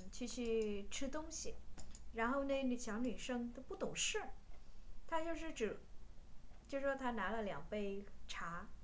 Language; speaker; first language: Chinese; non-native, fluent; Vietnamese